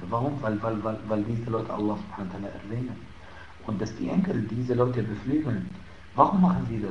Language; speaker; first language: German; non-native, fluent; Arabic